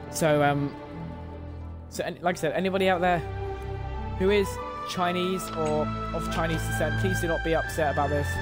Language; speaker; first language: English; native; English